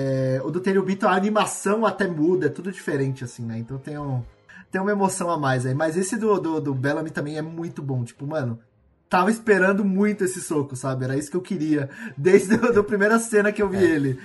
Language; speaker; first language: Portuguese; native; Portuguese